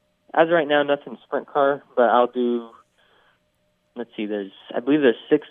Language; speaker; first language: English; native; English